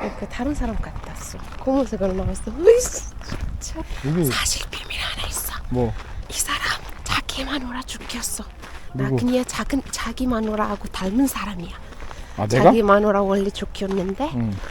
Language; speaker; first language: Korean; non-native, learner; Arabic